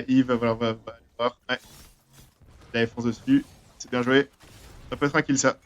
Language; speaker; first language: French; native; French